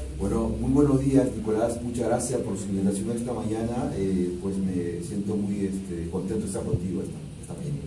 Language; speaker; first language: Spanish; non-native, local second language; Shipibo-Conibo